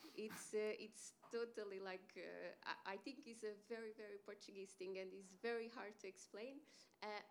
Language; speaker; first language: English; non-native, fluent; Portuguese